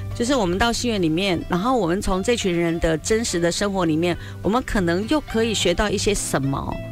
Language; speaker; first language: Chinese; native; Chinese